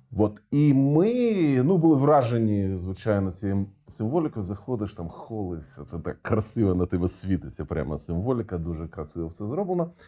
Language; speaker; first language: Ukrainian; non-native, local second language; Russian